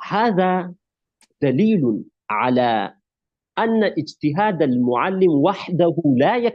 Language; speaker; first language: Arabic; non-native, fluent; Urdu